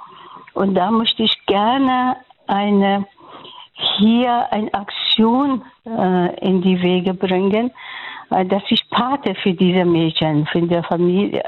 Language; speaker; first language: German; non-native, fluent; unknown